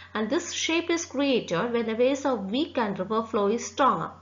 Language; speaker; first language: English; non-native, local second language; Malayalam